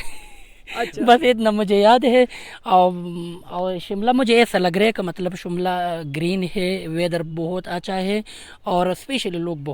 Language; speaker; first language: Hindi; non-native, learner; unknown